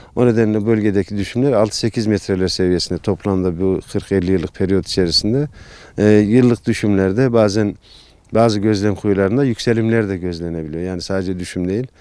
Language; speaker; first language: Turkish; native; Turkish